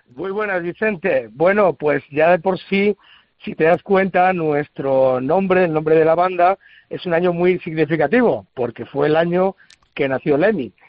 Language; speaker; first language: Spanish; native; Spanish